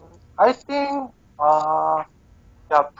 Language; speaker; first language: English; non-native, learner; Korean